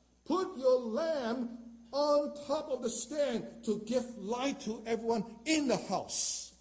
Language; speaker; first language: English; non-native, local second language; Chinese